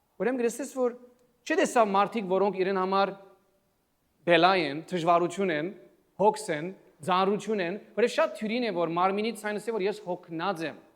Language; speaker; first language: Armenian; early bilingual, heritage; Armenian